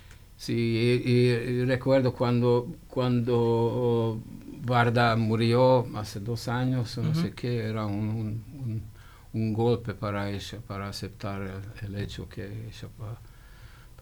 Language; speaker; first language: Spanish; non-native, fluent; Hungarian